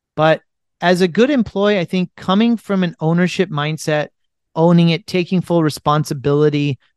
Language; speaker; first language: English; native; English